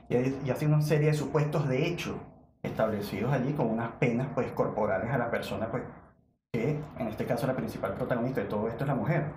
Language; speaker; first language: Spanish; native; Spanish